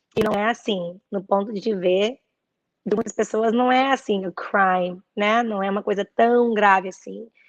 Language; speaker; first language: Portuguese; early bilingual, heritage; Portuguese